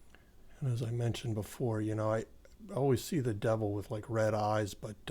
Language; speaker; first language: English; native; English